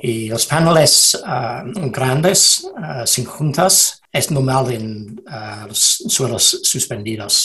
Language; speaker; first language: Spanish; non-native, learner; English